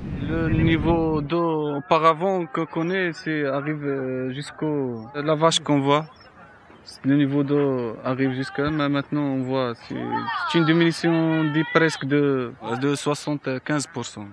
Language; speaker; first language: French; non-native, local second language; Arabic